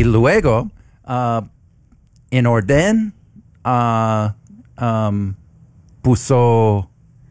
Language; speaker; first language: Spanish; non-native, learner; English